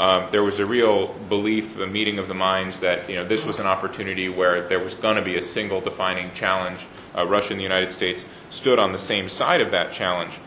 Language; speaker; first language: English; native; English